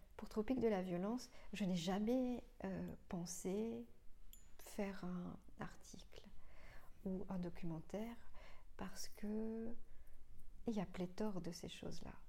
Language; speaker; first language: French; non-native, local second language; Morisyen